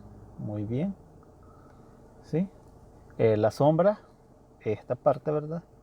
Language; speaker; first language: Spanish; native; Spanish